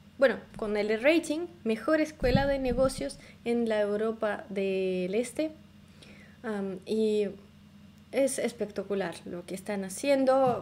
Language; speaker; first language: Spanish; non-native, fluent; Russian